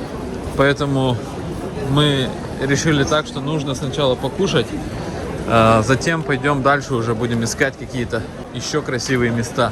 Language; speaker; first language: Russian; native; Russian